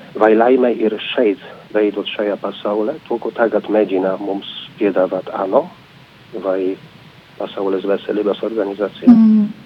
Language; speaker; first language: Latvian; non-native, fluent; Polish